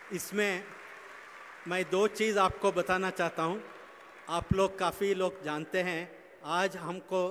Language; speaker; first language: Hindi; non-native, local second language; Kannada